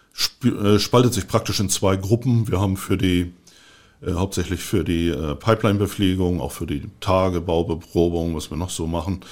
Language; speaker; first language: German; native; German